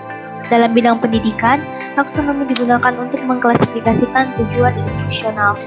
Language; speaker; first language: Indonesian; native; Indonesian